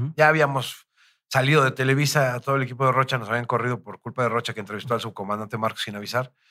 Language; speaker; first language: Spanish; native; Spanish